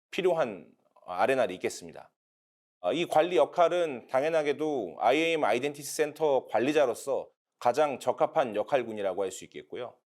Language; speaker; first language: Korean; native; Korean